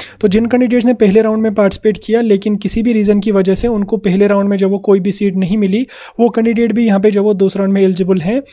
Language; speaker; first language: Hindi; non-native, local second language; Kashmiri